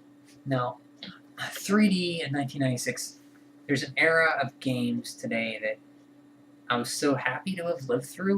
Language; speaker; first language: English; native; English